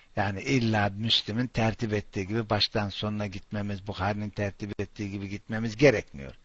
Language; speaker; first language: Turkish; non-native, fluent; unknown